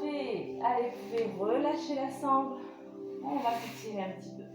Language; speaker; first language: French; native; French